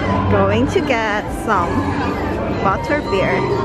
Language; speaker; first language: English; non-native, fluent; Indonesian